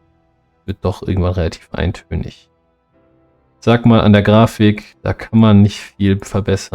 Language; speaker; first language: German; native; German